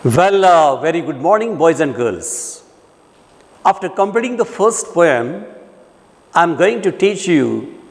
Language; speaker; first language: English; non-native, local second language; Marathi